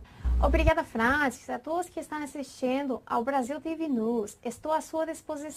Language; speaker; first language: Portuguese; non-native, fluent; English